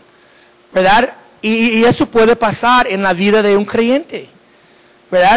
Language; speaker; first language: Spanish; non-native, fluent; English